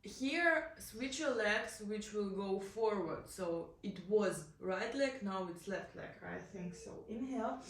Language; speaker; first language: English; non-native, learner; Ukrainian